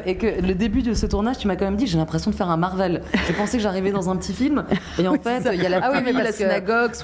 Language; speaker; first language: French; native; French